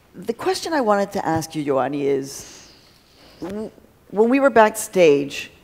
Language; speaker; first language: English; early bilingual, other home language; Spanish